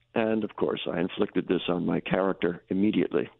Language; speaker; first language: English; native; English